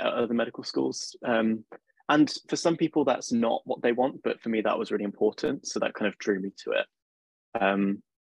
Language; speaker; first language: English; native; English